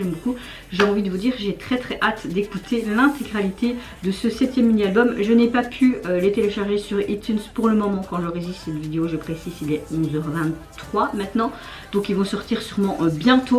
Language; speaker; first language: French; native; French